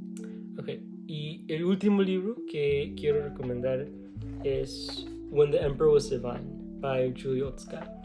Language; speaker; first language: Spanish; non-native, learner; English